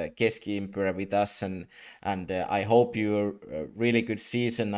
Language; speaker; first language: English; non-native, fluent; Finnish